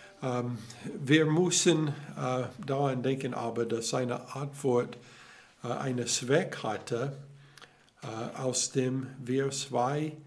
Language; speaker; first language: German; non-native, learner; English